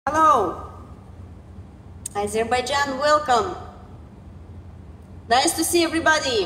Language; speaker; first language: English; non-native, learner; Romanian